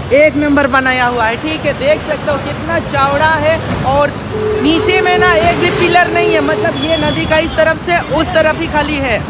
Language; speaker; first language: Hindi; non-native, local second language; Sadri